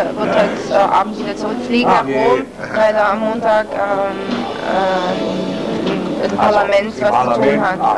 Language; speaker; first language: German; early bilingual, other home language; Italian